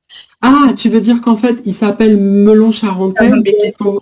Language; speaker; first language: French; native; French